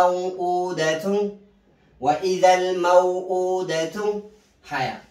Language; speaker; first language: Arabic; non-native, fluent; Oromo